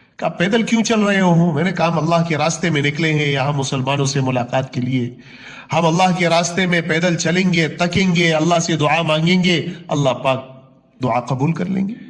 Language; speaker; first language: Urdu; non-native, local second language; Punjabi